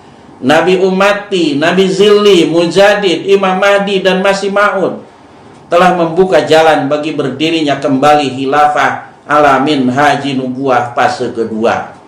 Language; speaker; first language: Indonesian; native; Indonesian